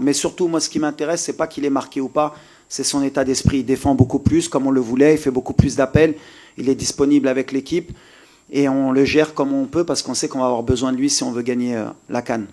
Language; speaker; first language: French; native; French